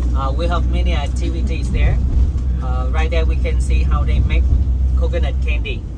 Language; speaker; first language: English; non-native, fluent; Vietnamese